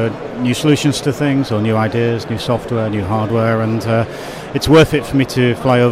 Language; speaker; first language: English; native; English